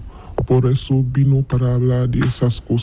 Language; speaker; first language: Spanish; non-native, learner; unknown